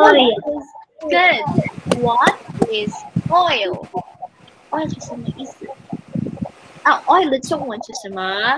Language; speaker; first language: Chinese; non-native, learner; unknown